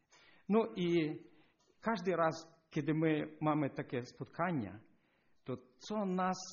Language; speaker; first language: Polish; non-native, learner; Ukrainian